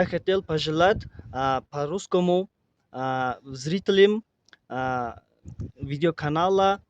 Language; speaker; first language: Russian; non-native, learner; Kazakh